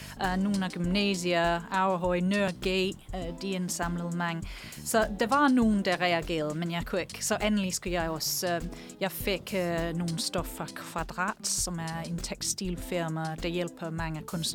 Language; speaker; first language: Danish; non-native, fluent; English